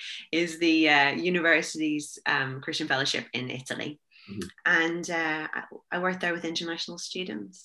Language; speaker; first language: English; native; English